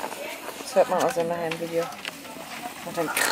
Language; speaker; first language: German; native; German